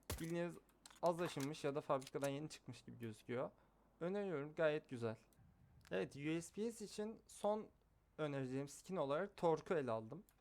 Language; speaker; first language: Turkish; native; Turkish